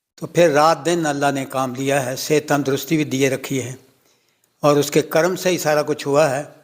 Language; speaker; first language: Urdu; non-native, local second language; Punjabi